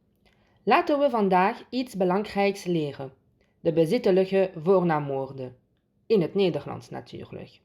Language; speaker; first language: Dutch; non-native, fluent; French